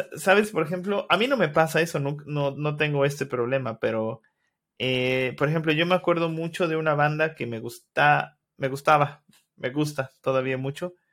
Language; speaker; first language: Spanish; native; Spanish